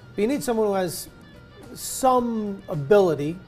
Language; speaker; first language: English; native; English